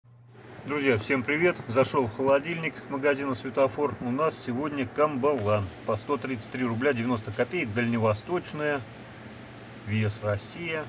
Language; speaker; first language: Russian; native; Russian